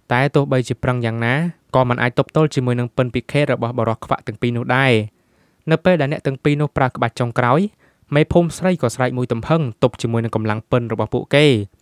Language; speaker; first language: Khmer; native; Khmer